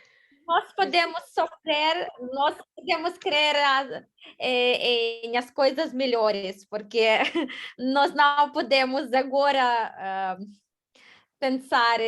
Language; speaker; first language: Portuguese; non-native, fluent; Ukrainian